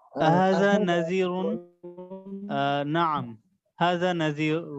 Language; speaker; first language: Arabic; non-native, learner; Bangla